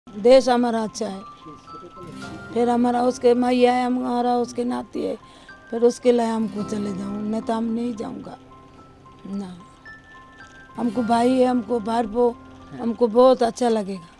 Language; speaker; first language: Hindi; non-native, fluent; Bangla